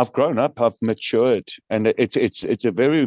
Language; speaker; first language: English; native; English